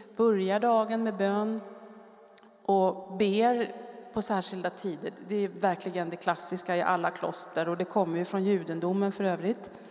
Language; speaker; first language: Swedish; native; Swedish